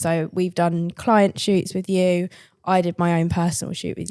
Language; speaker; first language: English; native; English